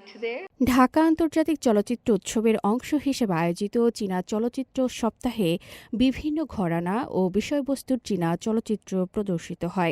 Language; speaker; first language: Bangla; native; Bangla